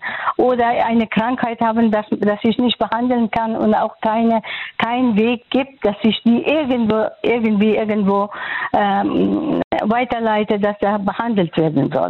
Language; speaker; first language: German; non-native, fluent; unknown